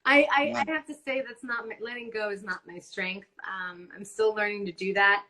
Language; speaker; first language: English; non-native, fluent; Spanish